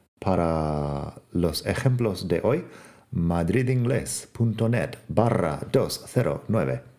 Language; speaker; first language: Spanish; non-native, fluent; English